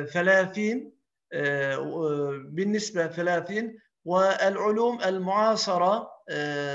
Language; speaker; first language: Arabic; non-native, fluent; Turkish